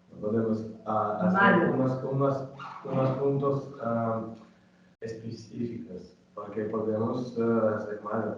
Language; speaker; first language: Spanish; non-native, learner; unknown